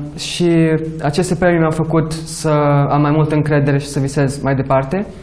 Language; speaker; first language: Romanian; early bilingual, other home language; Portuguese